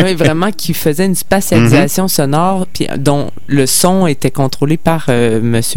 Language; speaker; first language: French; native; French